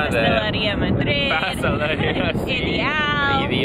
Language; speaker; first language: Spanish; non-native, learner; English